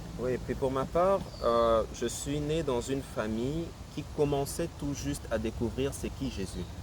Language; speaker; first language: French; native; French